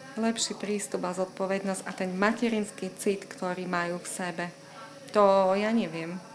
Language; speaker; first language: Slovak; native; Slovak